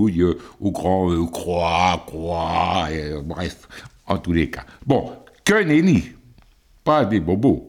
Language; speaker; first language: French; native; French